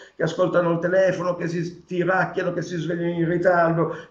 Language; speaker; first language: Italian; native; Italian